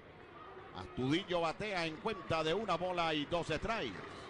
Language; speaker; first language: Spanish; native; Spanish